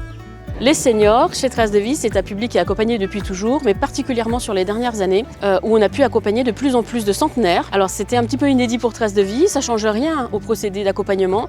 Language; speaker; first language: French; native; French